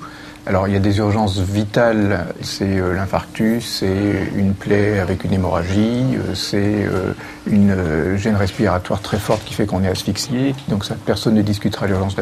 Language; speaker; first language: French; native; French